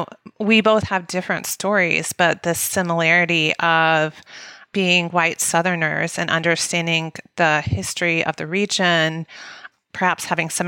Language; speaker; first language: English; native; English